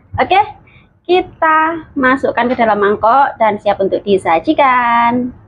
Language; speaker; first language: Indonesian; non-native, local second language; Javanese